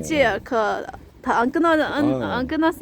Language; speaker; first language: Korean; non-native, fluent; Chinese